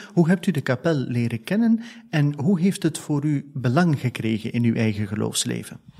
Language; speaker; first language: Dutch; native; Dutch